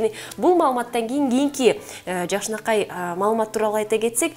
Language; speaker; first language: Kyrgyz; native; Kyrgyz